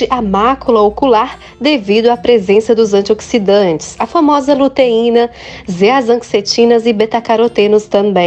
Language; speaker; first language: Portuguese; native; Portuguese